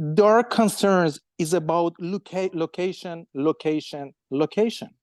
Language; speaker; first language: English; non-native, fluent; Persian